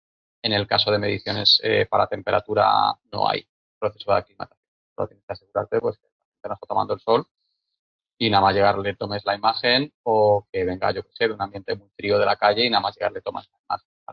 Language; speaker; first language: Spanish; native; Spanish